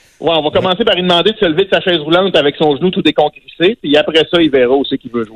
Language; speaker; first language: French; native; French